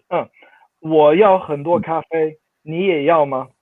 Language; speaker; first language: Chinese; non-native, fluent; Swedish